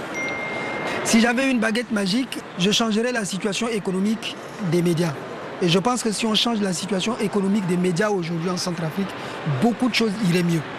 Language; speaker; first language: French; non-native, local second language; Sango